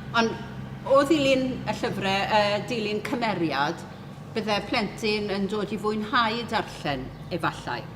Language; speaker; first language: Welsh; native; Welsh